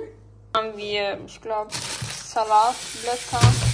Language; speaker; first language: German; early bilingual, other home language; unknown